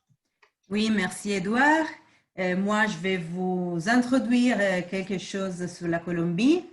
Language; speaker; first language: French; non-native, fluent; Spanish